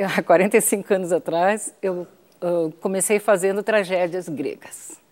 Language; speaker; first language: Portuguese; non-native, fluent; Spanish